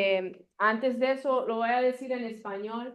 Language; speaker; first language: Spanish; non-native, learner; Italian